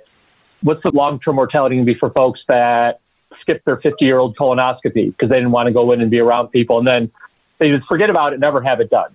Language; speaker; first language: English; native; English